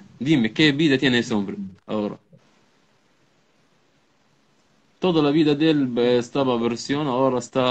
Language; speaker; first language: Spanish; non-native, learner; Arabic